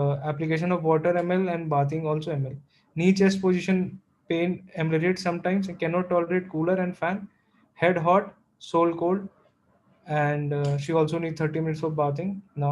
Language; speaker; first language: English; non-native, local second language; Hindi